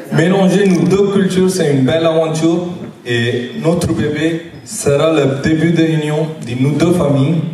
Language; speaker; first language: French; non-native, fluent; Tamil